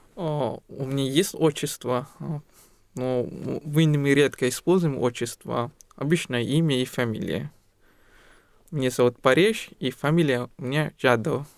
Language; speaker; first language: Russian; non-native, fluent; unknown